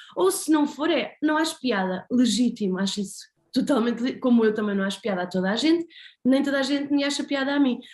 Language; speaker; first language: Portuguese; native; Portuguese